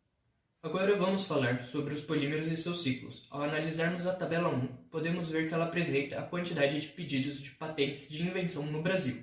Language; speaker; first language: Portuguese; native; Portuguese